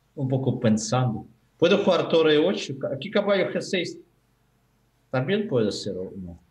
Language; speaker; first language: Spanish; non-native, learner; Ukrainian